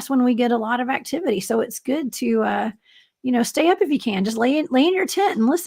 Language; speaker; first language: English; native; English